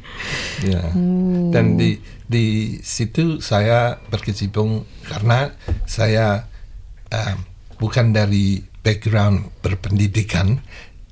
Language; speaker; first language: Indonesian; non-native, local second language; Javanese